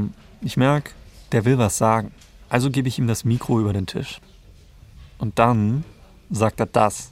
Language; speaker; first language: German; native; German